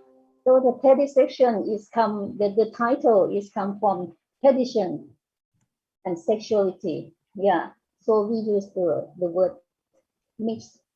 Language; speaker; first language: English; non-native, fluent; Thai